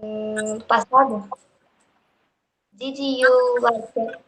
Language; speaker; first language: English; non-native, learner; Portuguese